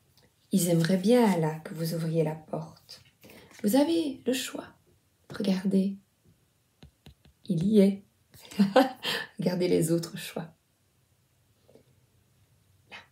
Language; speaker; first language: French; native; French